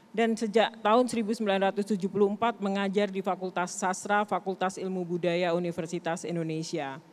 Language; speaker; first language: Indonesian; native; Indonesian